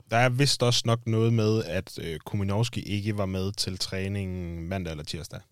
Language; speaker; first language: Danish; native; Danish